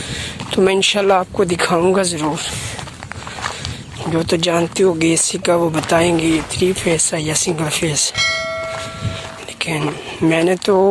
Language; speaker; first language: Hindi; non-native, local second language; Punjabi